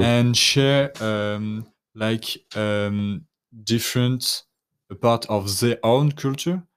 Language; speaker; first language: English; non-native, learner; French